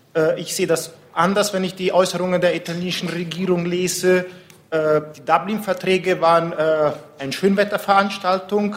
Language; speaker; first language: German; non-native, fluent; Italian